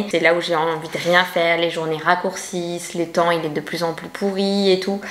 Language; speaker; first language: French; native; French